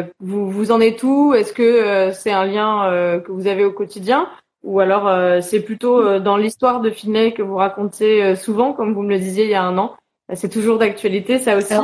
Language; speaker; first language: French; native; French